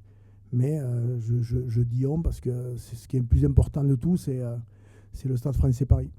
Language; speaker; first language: French; native; French